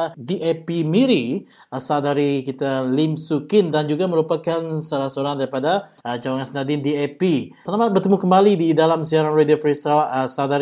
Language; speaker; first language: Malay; non-native, local second language; Iban